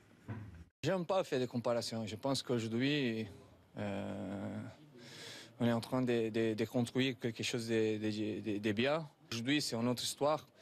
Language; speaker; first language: French; non-native, fluent; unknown